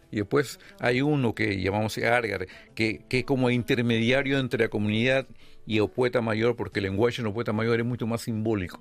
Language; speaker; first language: Spanish; native; Spanish